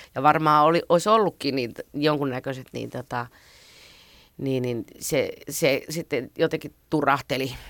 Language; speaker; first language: Finnish; native; Finnish